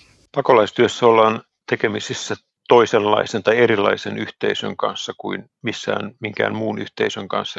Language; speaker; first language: Finnish; native; Finnish